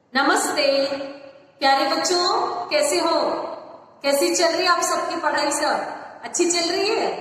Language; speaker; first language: Hindi; non-native, local second language; Malayalam